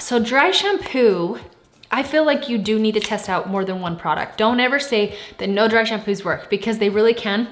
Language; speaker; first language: English; native; English